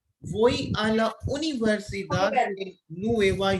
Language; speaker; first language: Spanish; non-native, fluent; Hindi